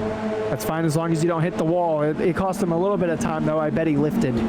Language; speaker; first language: English; native; English